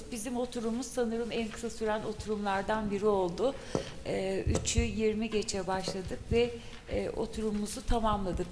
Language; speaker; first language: Turkish; native; Turkish